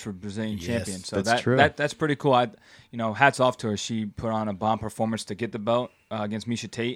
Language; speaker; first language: English; native; English